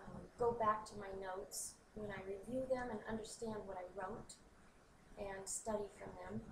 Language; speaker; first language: English; native; English